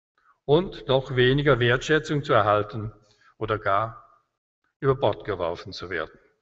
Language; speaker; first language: German; native; German